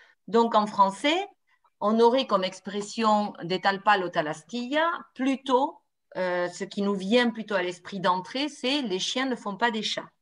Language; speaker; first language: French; native; French